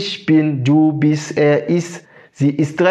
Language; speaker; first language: German; non-native, fluent; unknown